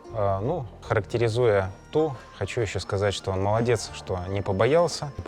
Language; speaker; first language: Russian; native; Russian